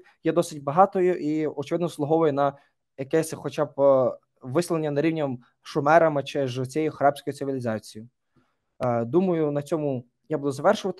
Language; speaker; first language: Ukrainian; native; Ukrainian